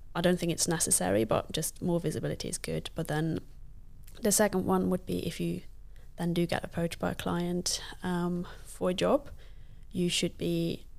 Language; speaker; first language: English; non-native, fluent; Luxembourgish